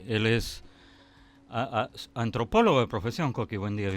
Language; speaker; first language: Spanish; native; Spanish